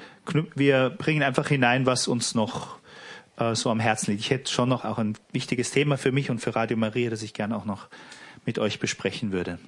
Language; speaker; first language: German; native; German